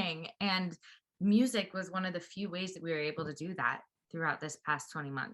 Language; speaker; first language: English; native; English